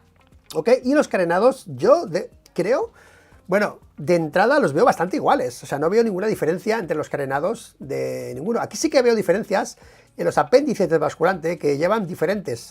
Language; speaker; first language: Spanish; native; Spanish